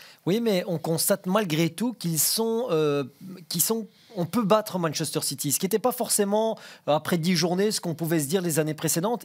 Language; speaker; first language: French; native; French